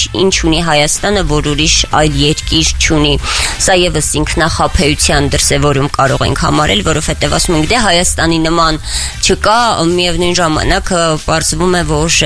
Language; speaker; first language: Armenian; native; Armenian